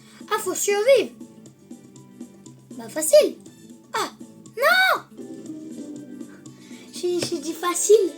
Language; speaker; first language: French; native; French